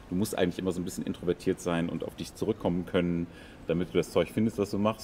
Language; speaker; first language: German; native; German